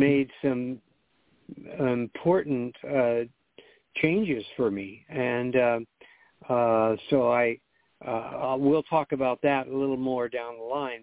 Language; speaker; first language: English; native; English